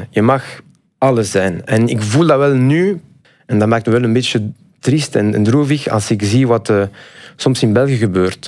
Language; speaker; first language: Dutch; non-native, fluent; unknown